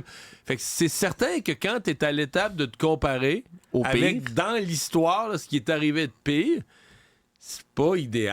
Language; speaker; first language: French; native; French